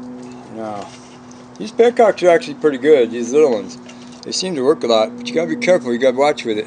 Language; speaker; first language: English; native; English